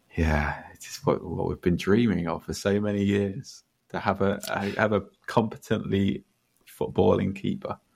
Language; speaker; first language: English; native; English